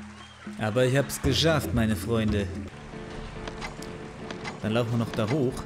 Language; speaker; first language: German; native; German